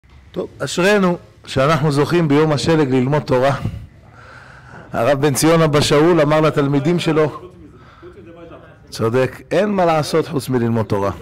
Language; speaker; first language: Hebrew; native; Hebrew